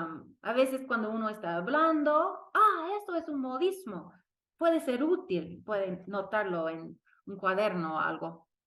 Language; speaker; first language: Spanish; non-native, fluent; English